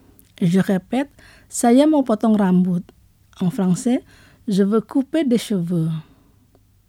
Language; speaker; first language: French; non-native, fluent; Indonesian